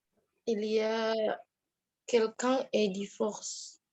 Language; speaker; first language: French; non-native, learner; Indonesian